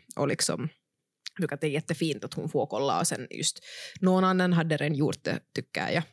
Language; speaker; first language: Swedish; native; Swedish